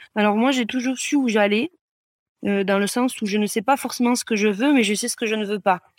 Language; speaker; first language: French; native; French